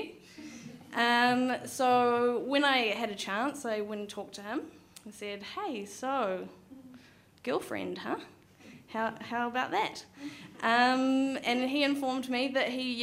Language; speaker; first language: English; native; English